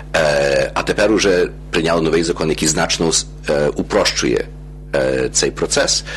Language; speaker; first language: Ukrainian; early bilingual, heritage; Ukrainian